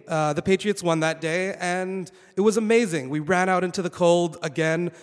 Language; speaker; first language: English; non-native, fluent; Arabic